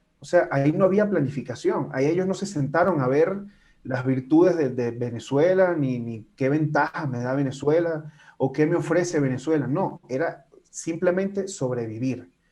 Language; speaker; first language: Spanish; native; Spanish